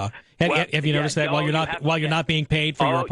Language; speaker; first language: English; native; English